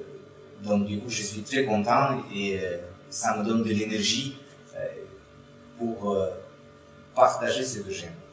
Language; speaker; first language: French; non-native, fluent; Russian